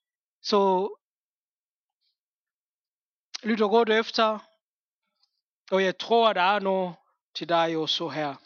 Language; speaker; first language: Danish; non-native, fluent; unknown